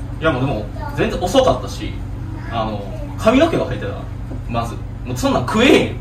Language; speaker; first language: Japanese; native; Japanese